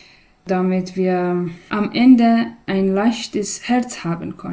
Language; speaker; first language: German; non-native, learner; Persian